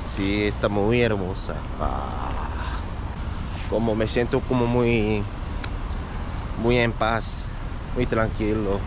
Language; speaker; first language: Spanish; non-native, learner; Korean